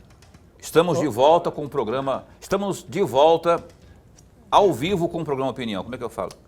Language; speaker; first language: Portuguese; native; Portuguese